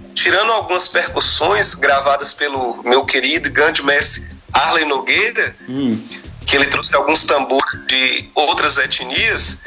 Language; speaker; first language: Portuguese; native; Portuguese